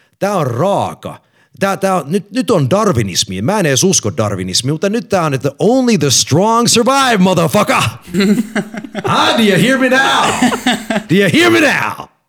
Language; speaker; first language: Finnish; early bilingual, heritage; English